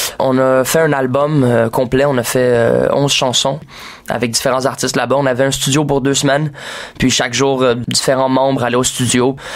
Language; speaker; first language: French; native; French